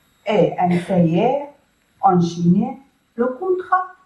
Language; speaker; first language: French; non-native, learner; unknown